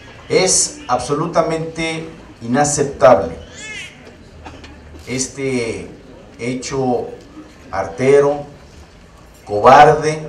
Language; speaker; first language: Spanish; native; Spanish